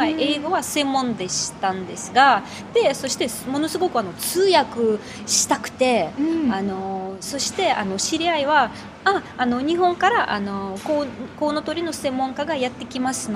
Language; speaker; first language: Japanese; non-native, fluent; Russian